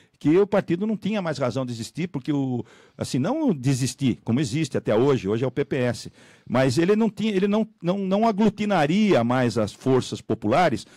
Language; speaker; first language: Portuguese; native; Portuguese